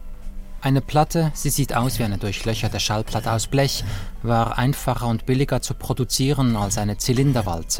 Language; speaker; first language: German; native; German